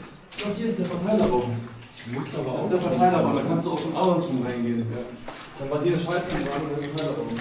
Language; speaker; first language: German; native; German